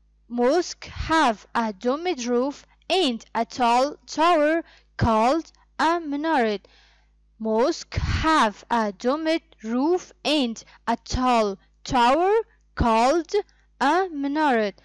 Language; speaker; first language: English; non-native, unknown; Persian